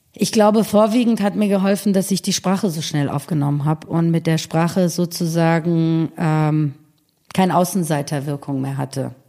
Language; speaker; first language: German; early bilingual, other home language; Persian